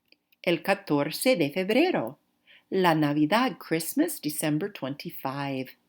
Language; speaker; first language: Spanish; non-native, fluent; English